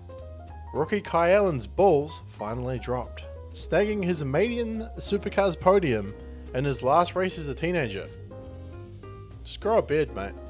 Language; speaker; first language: English; native; English